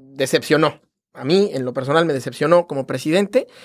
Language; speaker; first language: Spanish; native; Spanish